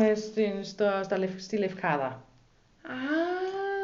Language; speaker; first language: Greek; non-native, learner; German